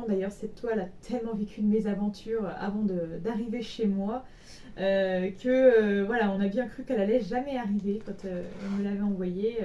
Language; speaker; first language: French; native; French